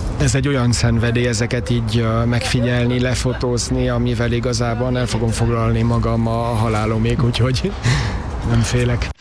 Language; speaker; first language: Hungarian; early bilingual, heritage; Hungarian